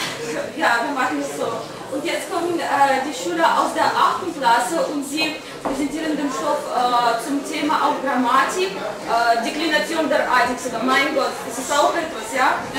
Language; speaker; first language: German; non-native, fluent; Russian